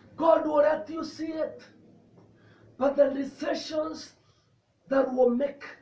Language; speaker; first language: English; non-native, local second language; Swahili